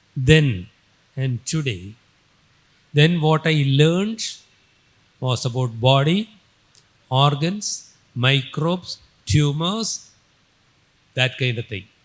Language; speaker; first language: English; non-native, local second language; Malayalam